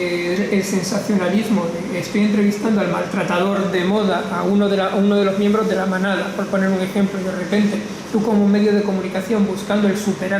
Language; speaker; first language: Spanish; native; Spanish